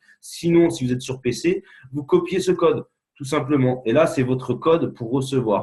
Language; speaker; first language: French; native; French